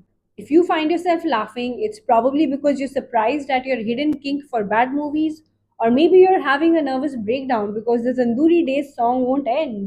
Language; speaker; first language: English; non-native, local second language; Hindi